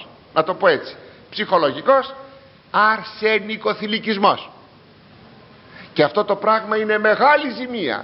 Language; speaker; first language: Greek; native; Greek